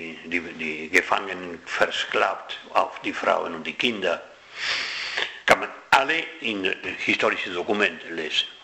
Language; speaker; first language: German; non-native, fluent; Spanish